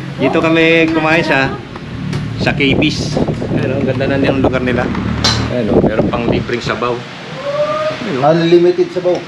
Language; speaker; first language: Filipino; native; Filipino